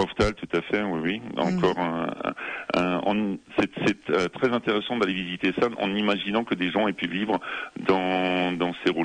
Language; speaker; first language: French; native; French